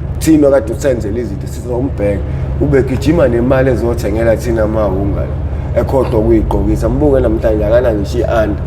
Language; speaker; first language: Zulu; native; Zulu